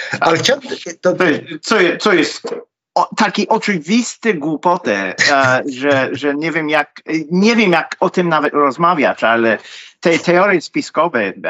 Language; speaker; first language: Polish; non-native, fluent; English